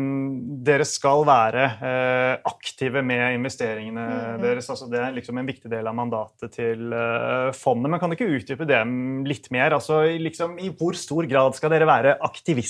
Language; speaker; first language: Norwegian; native; Norwegian